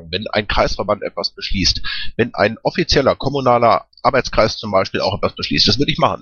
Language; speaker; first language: German; native; German